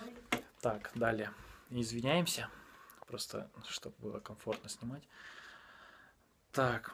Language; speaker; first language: Russian; native; Russian